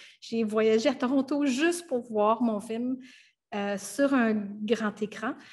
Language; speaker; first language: French; non-native, local second language; English